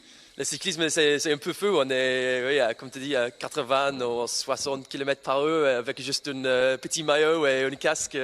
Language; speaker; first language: French; non-native, learner; English